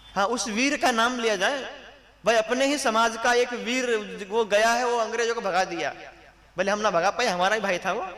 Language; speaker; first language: Hindi; non-native, local second language; Gujarati